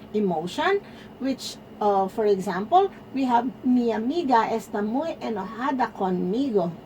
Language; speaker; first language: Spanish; non-native, fluent; Filipino